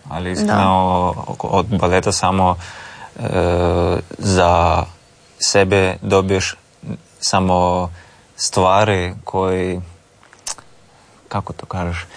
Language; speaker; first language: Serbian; non-native, learner; Russian